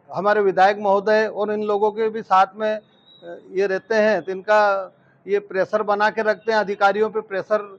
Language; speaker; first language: Hindi; native; Hindi